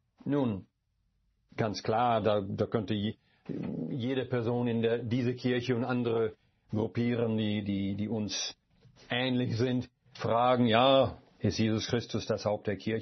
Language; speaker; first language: German; non-native, fluent; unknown